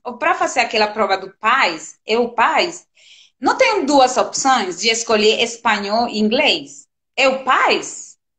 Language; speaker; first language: Portuguese; non-native, fluent; Spanish